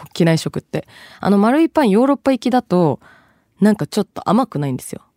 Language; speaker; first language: Japanese; early bilingual, other home language; Bangla